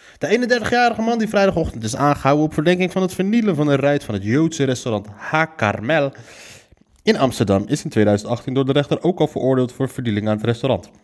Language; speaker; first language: Dutch; early bilingual, other home language; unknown